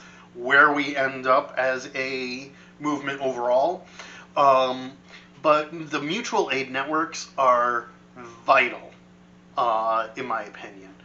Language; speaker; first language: English; native; English